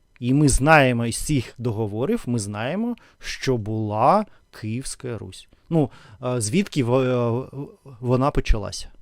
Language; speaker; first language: Ukrainian; non-native, fluent; Russian